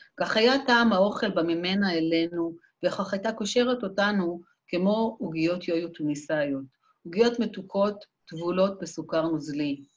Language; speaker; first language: Hebrew; native; Hebrew